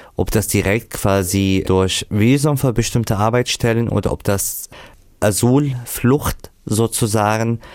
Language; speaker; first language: German; non-native, fluent; Arabic